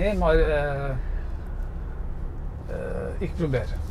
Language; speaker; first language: Dutch; non-native, fluent; Norwegian